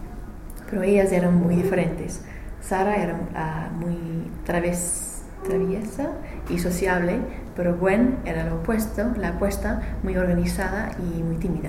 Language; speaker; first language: Spanish; non-native, learner; English